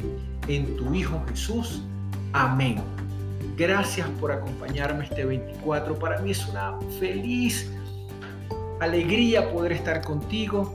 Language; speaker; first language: Spanish; native; Spanish